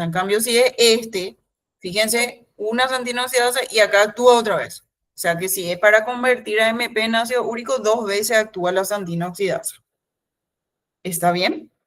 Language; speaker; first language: Spanish; native; Spanish